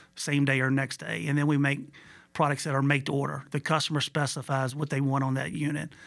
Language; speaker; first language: English; native; English